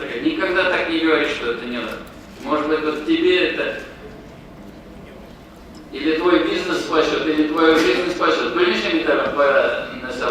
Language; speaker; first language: Russian; non-native, local second language; Tatar